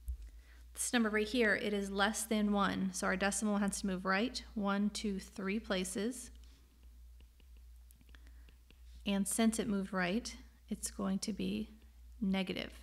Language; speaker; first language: English; native; English